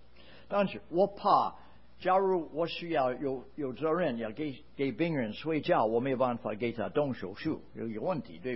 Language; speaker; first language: Chinese; non-native, fluent; English